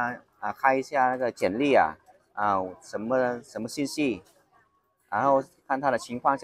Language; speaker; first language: Chinese; non-native, fluent; Vietnamese